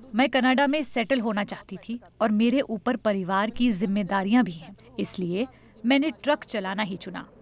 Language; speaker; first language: Hindi; native; Hindi